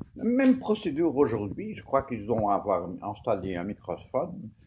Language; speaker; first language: French; non-native, fluent; Portuguese